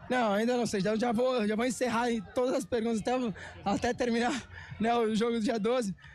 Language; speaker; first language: Portuguese; native; Portuguese